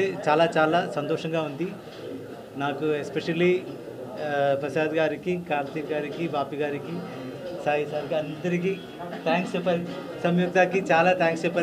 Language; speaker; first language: Telugu; non-native, learner; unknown